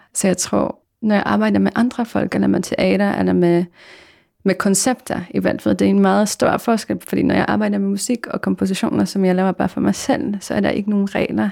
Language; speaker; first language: Danish; non-native, fluent; Polish